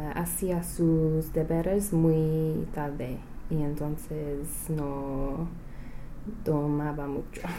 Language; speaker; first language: Spanish; non-native, learner; English